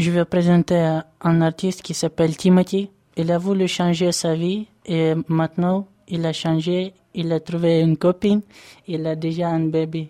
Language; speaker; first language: French; non-native, fluent; Russian